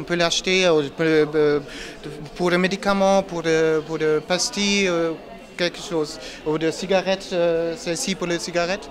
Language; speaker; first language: French; non-native, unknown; German